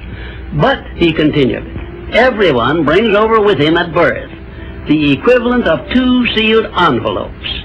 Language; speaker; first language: English; native; English